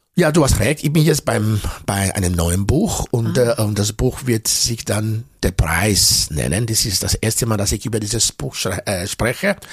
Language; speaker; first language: German; non-native, fluent; Bini